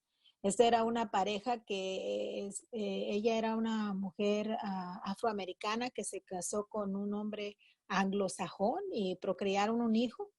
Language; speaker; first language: Spanish; native; Spanish